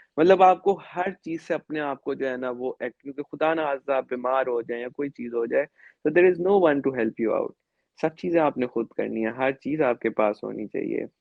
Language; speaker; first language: Urdu; native; Urdu